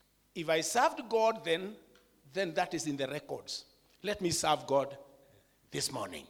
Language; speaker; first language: English; non-native, local second language; Kikuyu